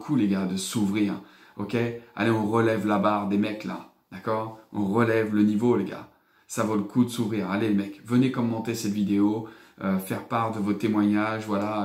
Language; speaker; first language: French; native; French